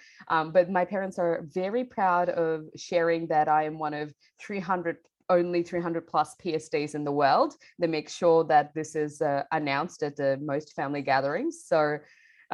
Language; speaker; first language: English; non-native, local second language; Bangla